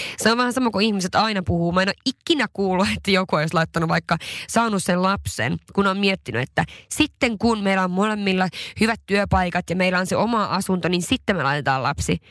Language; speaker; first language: Finnish; non-native, local second language; Swedish